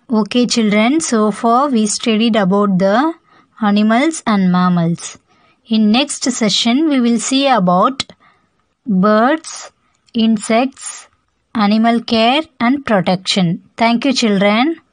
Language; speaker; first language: English; non-native, local second language; Tamil